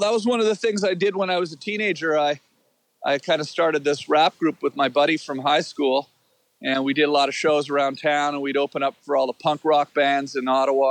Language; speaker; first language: English; native; English